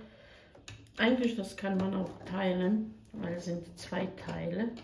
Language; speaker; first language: German; non-native, fluent; Croatian